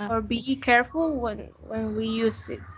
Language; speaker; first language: English; non-native, learner; Spanish